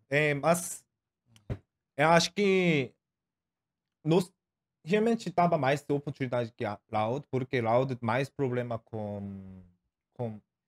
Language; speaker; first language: Portuguese; non-native, learner; Korean